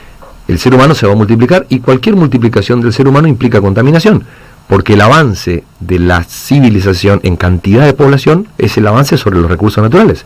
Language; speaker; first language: Spanish; native; Spanish